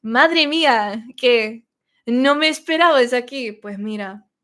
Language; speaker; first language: Spanish; non-native, fluent; Russian